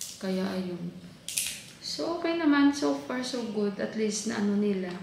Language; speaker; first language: Filipino; non-native, local second language; Hiligaynon